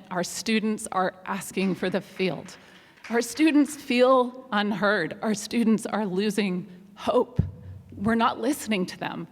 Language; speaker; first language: English; non-native, fluent; German